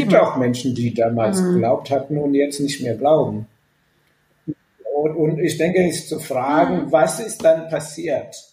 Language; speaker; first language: German; non-native, fluent; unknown